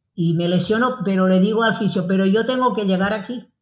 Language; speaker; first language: Spanish; native; Spanish